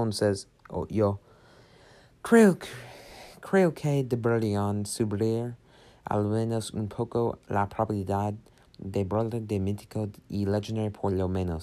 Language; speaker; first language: Spanish; non-native, learner; English